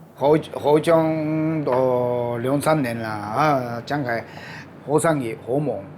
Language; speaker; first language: Cantonese; non-native, fluent; Japanese